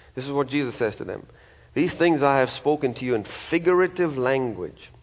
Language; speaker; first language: English; non-native, local second language; Malayalam